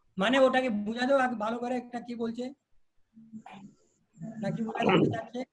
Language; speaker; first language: Bangla; non-native, local second language; Hindi